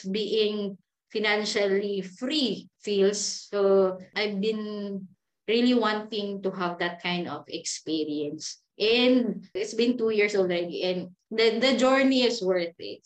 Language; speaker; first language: English; non-native, local second language; Cebuano